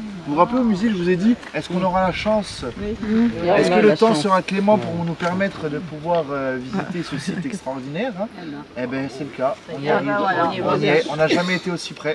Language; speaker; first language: French; native; French